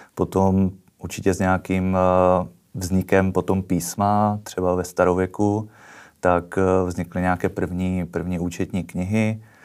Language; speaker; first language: Czech; native; Czech